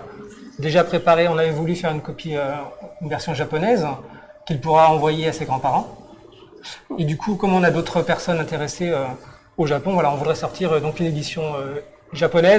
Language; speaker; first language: French; native; French